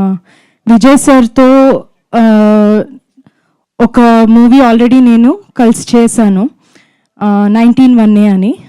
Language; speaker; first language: Telugu; non-native, fluent; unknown